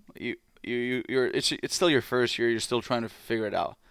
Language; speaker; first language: English; non-native, fluent; Finnish